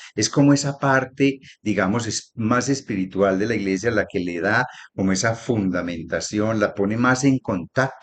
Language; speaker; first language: Spanish; native; Spanish